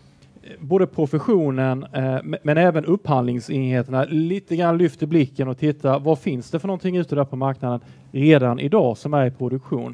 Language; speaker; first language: Swedish; native; Swedish